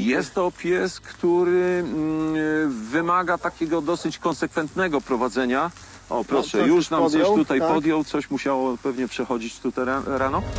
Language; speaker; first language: Polish; native; Polish